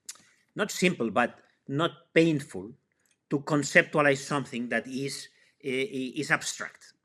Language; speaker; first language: English; non-native, fluent; Spanish